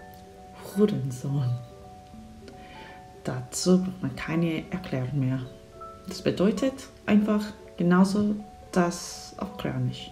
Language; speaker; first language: German; non-native, fluent; Korean